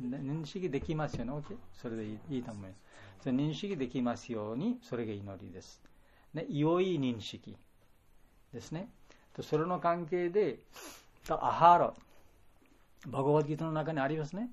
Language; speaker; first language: Japanese; non-native, fluent; Bangla